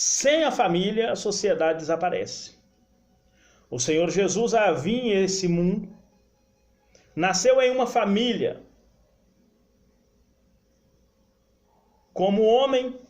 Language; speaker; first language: Portuguese; native; Portuguese